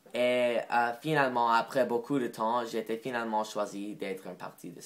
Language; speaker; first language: French; non-native, learner; English